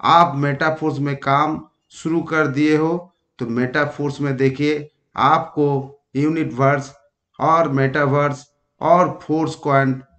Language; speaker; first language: Hindi; non-native, local second language; Bangla